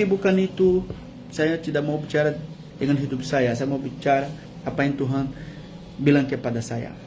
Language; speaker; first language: Indonesian; non-native, fluent; Portuguese